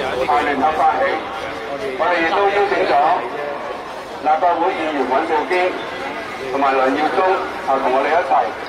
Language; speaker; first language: Chinese; native; Chinese